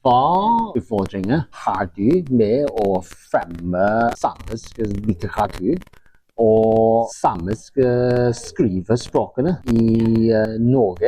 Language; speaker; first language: Norwegian; non-native, learner; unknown